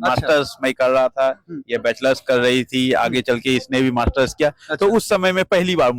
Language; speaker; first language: Hindi; native; Hindi